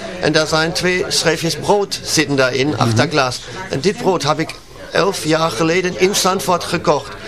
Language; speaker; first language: Dutch; non-native, learner; German